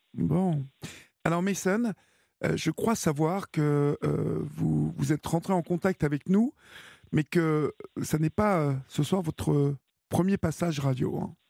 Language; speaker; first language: French; native; French